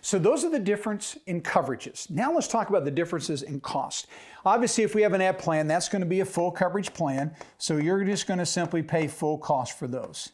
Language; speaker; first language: English; native; English